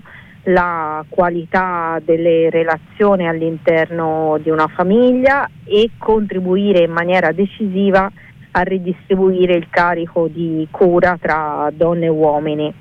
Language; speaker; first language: Italian; native; Italian